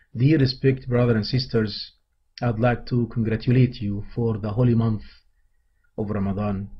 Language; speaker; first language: English; non-native, fluent; Arabic